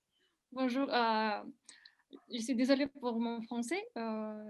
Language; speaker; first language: French; non-native, learner; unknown